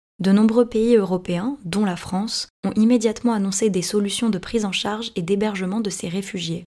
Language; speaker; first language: French; native; French